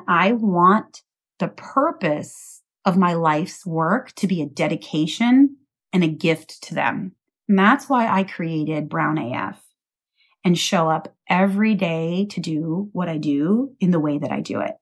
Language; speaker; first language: English; native; English